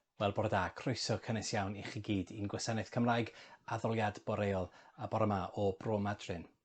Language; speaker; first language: Welsh; non-native, local second language; English